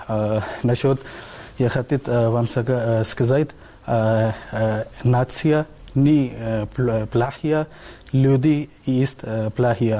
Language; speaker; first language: Russian; non-native, learner; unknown